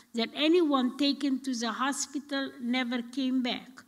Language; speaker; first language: English; non-native, fluent; Romanian